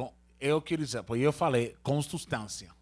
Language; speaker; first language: Portuguese; non-native, learner; Spanish